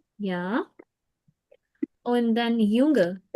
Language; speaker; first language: German; non-native, fluent; Hindi